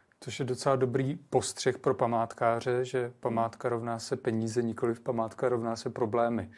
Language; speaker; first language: Czech; native; Czech